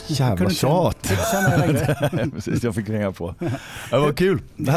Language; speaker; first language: Swedish; native; Swedish